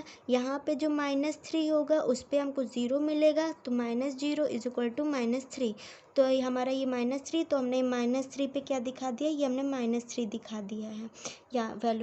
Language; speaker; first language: Hindi; native; Hindi